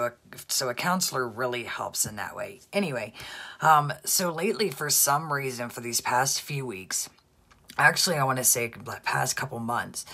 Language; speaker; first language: English; native; English